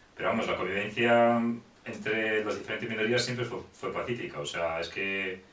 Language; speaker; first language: Spanish; non-native, fluent; Ukrainian